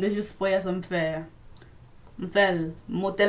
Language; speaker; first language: Haitian Creole; early bilingual, heritage; Haitian Creole